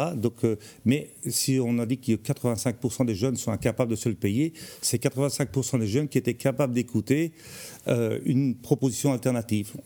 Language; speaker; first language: French; native; French